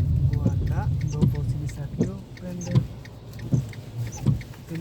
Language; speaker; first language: Italian; non-native, learner; Bangla